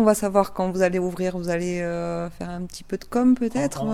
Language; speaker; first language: French; native; French